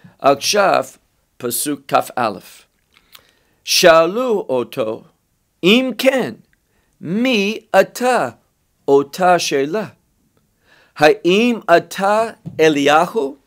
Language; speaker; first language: Hebrew; non-native, fluent; English